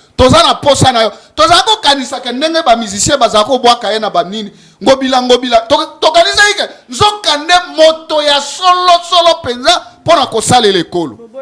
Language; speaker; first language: Lingala; native; Lingala